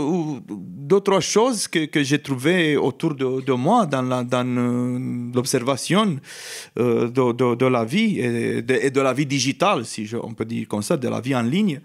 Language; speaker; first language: French; non-native, fluent; Romanian